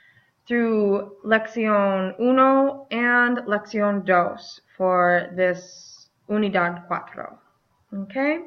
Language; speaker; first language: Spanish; non-native, fluent; English